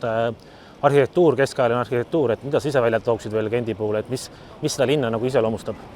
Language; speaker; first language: Estonian; native; Estonian